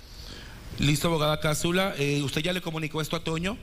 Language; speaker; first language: Spanish; native; Spanish